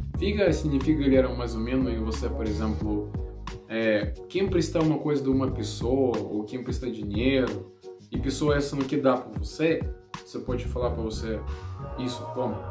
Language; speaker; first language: Portuguese; non-native, learner; Russian